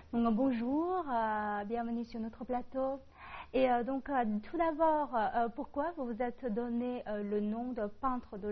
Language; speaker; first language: French; non-native, fluent; Chinese